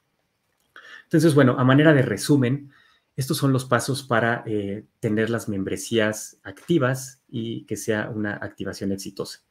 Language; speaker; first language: Spanish; native; Spanish